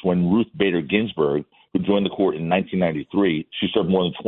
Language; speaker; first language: English; native; English